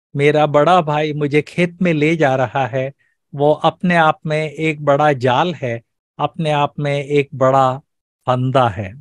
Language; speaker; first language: Hindi; non-native, local second language; Malayalam